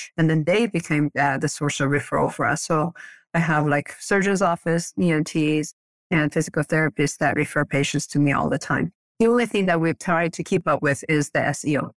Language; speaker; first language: English; early bilingual, other home language; Persian